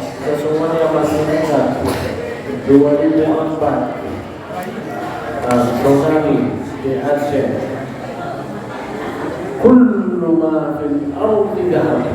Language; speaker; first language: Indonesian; non-native, learner; Arabic